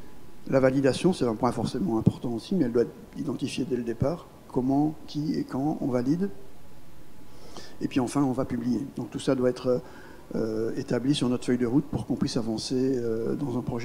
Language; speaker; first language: French; native; French